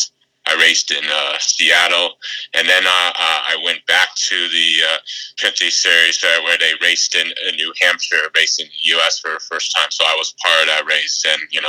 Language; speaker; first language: English; native; English